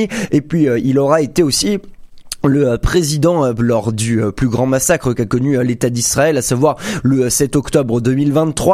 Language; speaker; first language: French; native; French